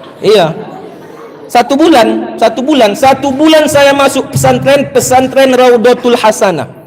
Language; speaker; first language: Malay; native; Malay